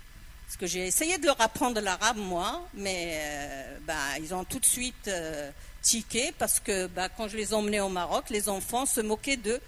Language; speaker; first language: French; non-native, local second language; Arabic